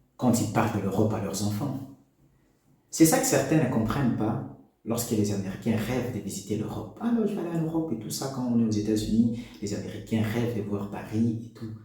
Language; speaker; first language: French; non-native, local second language; Lingala